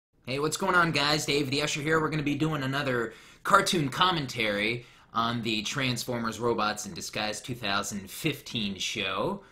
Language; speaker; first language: English; native; English